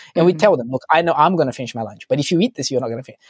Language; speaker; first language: English; non-native, fluent; Portuguese